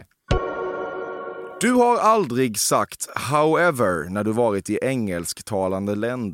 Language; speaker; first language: Swedish; native; Swedish